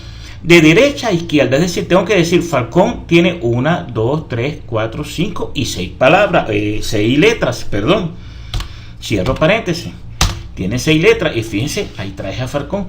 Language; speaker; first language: Spanish; native; Spanish